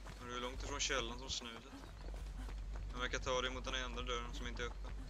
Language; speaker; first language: Swedish; native; Swedish